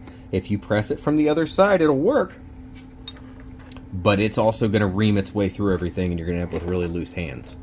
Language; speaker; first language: English; native; English